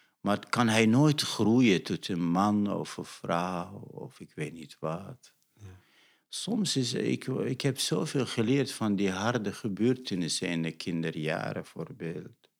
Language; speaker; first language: Dutch; non-native, fluent; Arabic